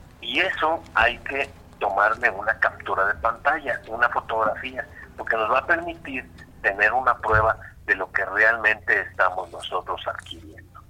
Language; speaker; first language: Spanish; native; Spanish